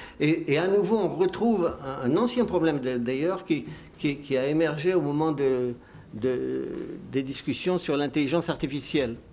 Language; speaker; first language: French; native; French